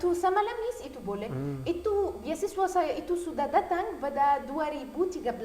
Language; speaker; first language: Indonesian; non-native, learner; Arabic